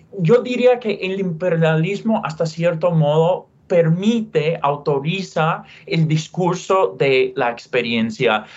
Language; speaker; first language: Spanish; non-native, fluent; English